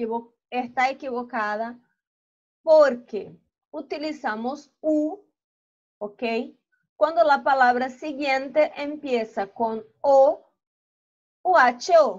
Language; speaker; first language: Spanish; non-native, fluent; Portuguese